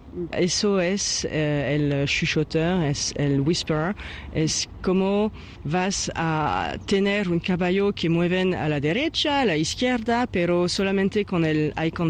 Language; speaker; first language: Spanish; non-native, learner; French